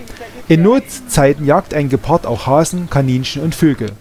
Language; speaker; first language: German; native; German